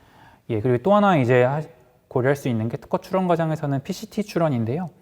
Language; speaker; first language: Korean; native; Korean